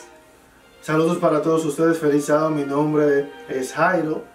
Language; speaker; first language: Spanish; native; Spanish